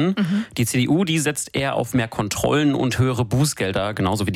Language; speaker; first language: German; native; German